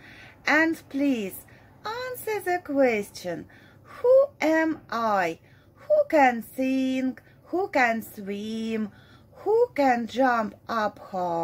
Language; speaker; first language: English; non-native, fluent; Russian